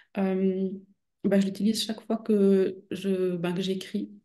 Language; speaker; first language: French; native; French